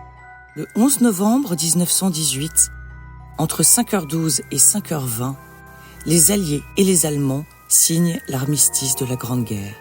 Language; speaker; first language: French; native; French